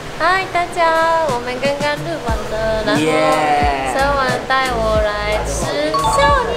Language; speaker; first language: Chinese; non-native, fluent; Japanese